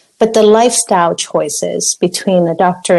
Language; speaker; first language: English; non-native, local second language; Cantonese